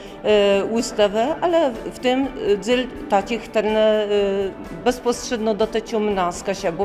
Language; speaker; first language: Polish; non-native, local second language; Kashubian